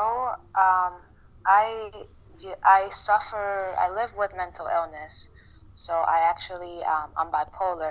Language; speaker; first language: English; non-native, fluent; Spanish